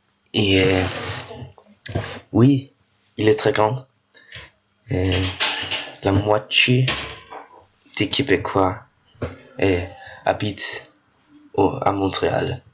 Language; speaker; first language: French; non-native, learner; Danish